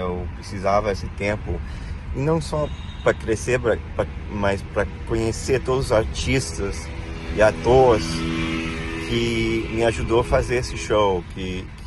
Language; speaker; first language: Portuguese; non-native, fluent; Spanish